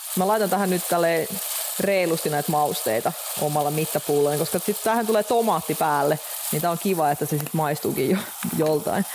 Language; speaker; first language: Finnish; non-native, fluent; Russian